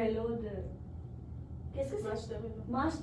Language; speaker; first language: French; non-native, learner; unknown